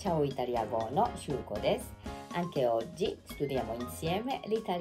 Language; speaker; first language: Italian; non-native, fluent; Japanese